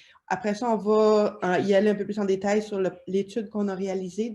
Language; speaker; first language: French; native; French